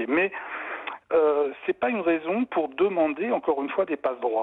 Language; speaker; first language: French; native; French